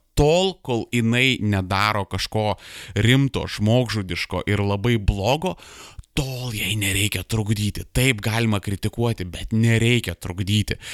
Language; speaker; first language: Lithuanian; native; Lithuanian